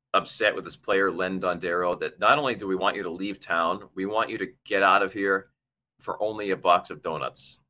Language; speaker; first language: English; native; English